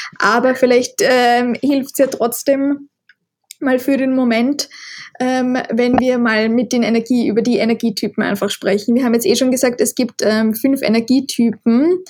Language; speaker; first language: German; native; German